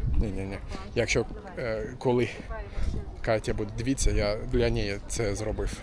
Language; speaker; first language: Ukrainian; non-native, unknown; Turkish